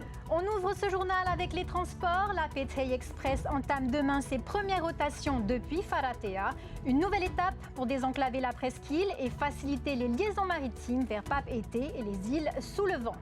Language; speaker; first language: French; native; French